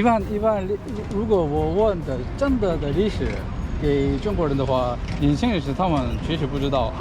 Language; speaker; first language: Chinese; non-native, learner; Korean